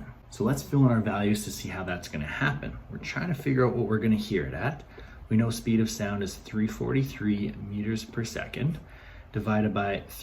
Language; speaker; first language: English; native; English